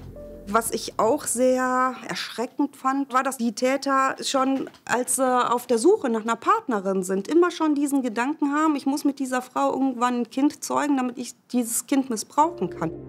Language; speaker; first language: German; native; German